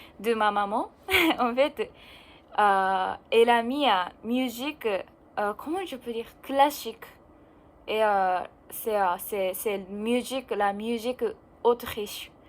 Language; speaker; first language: French; non-native, learner; Japanese